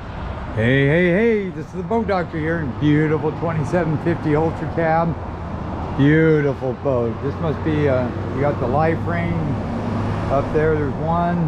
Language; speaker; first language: English; native; English